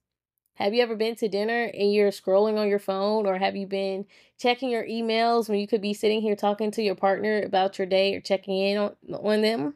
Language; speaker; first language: English; native; English